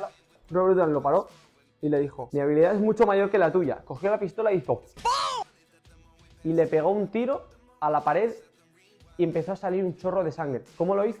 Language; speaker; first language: Spanish; native; Spanish